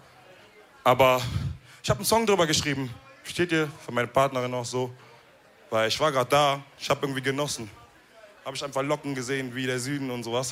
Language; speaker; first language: German; early bilingual, other home language; Wolof